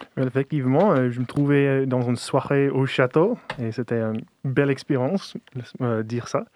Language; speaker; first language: French; non-native, fluent; English